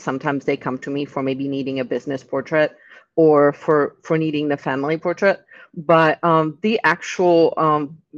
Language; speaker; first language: English; non-native, fluent; Czech